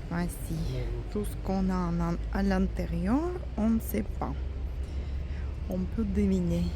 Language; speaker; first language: French; non-native, fluent; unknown